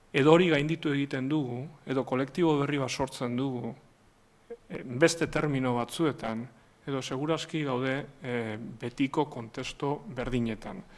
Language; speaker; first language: Basque; non-native, local second language; Spanish